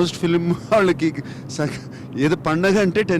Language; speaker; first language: Telugu; native; Telugu